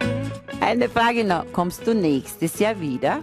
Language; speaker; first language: German; native; German